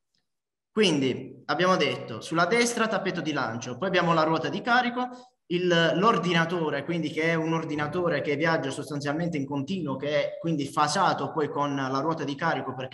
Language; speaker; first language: Italian; native; Italian